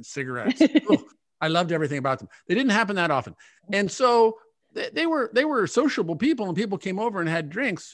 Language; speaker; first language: English; native; English